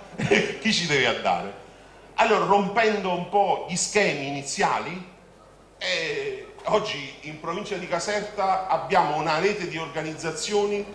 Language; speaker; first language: Italian; native; Italian